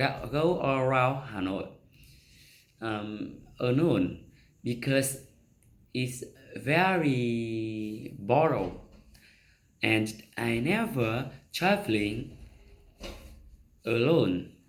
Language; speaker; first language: English; non-native, learner; Vietnamese